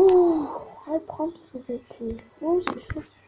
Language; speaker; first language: French; native; French